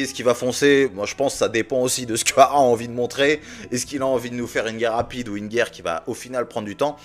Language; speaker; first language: French; native; French